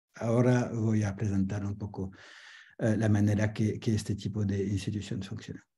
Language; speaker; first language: Spanish; non-native, learner; French